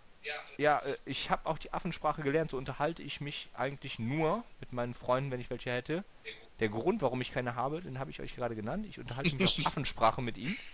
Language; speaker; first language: German; native; German